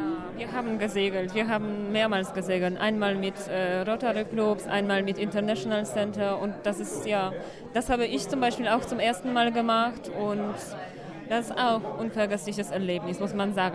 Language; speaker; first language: German; non-native, fluent; Polish